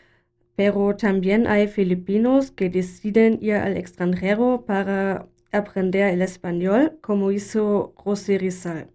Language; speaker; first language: Spanish; non-native, learner; German